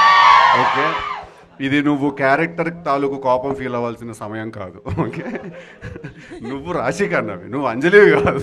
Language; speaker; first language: Telugu; native; Telugu